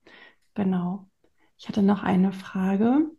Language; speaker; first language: German; native; German